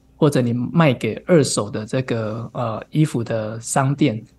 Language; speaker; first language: Chinese; native; Chinese